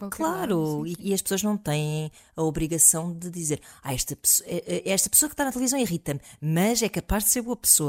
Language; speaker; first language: Portuguese; native; Portuguese